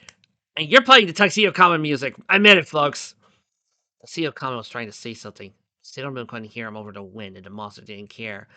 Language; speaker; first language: English; native; English